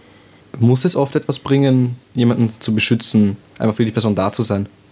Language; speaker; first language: German; native; German